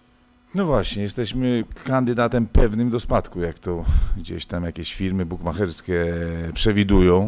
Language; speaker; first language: Polish; native; Polish